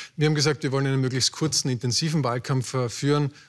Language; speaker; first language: German; native; German